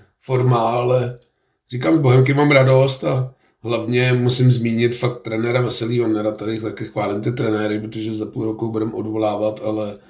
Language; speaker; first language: Czech; native; Czech